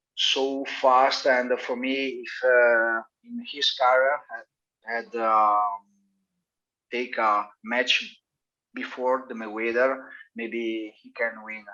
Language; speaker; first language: English; non-native, learner; Italian